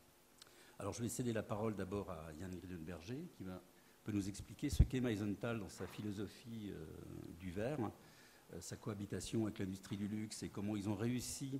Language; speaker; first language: French; native; French